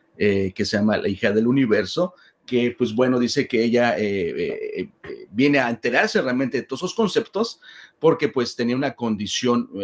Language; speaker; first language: Spanish; native; Spanish